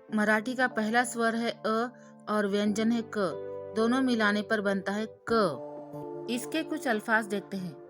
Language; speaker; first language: Urdu; native; Urdu